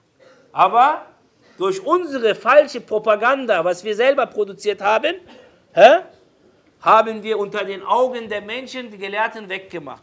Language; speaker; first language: German; non-native, fluent; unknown